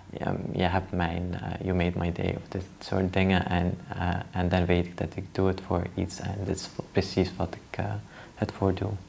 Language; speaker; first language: Dutch; early bilingual, other home language; Arabic